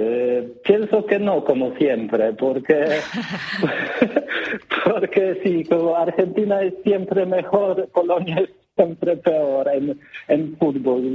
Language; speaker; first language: Spanish; non-native, learner; Polish